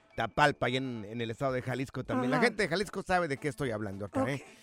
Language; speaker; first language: Spanish; native; Spanish